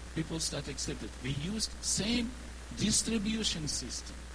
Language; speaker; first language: English; non-native, learner; Ukrainian